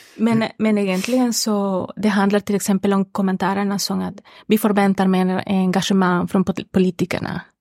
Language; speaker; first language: Swedish; non-native, fluent; Spanish